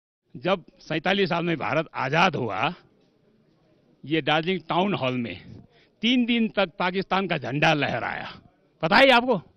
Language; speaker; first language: Hindi; non-native, local second language; Nepali